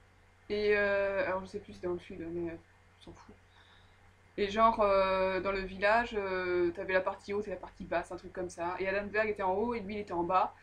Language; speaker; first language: French; native; French